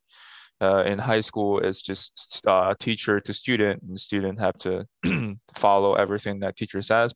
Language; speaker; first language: English; non-native, fluent; Chinese